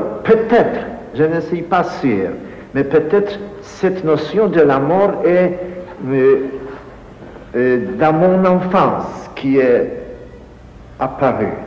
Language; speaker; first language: French; non-native, fluent; Polish